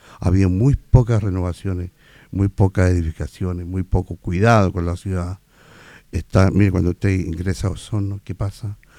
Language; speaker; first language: Spanish; native; Spanish